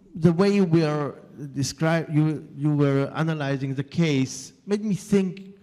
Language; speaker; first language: English; non-native, fluent; Hebrew